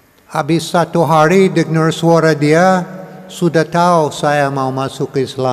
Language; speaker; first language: Indonesian; non-native, learner; English